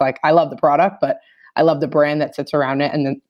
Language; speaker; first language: English; native; English